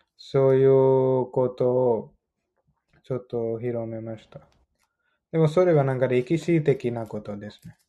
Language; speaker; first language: Japanese; non-native, learner; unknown